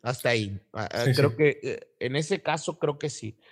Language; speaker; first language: Spanish; native; Spanish